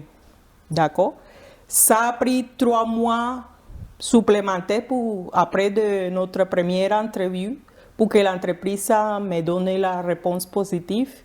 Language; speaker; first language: French; non-native, fluent; Spanish